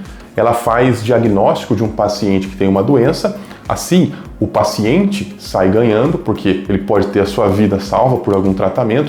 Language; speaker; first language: Portuguese; native; Portuguese